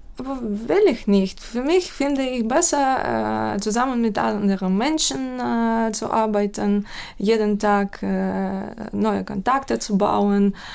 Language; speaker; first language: German; non-native, learner; Ukrainian